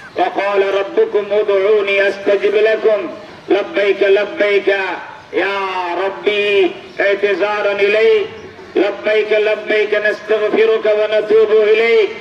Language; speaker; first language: Arabic; non-native, fluent; Bangla